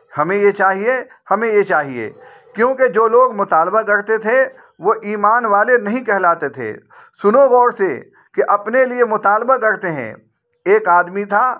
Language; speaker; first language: Hindi; native; Hindi